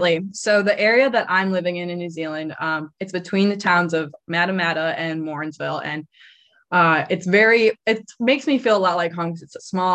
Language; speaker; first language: English; native; English